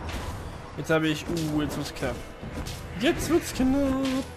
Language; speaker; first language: German; native; German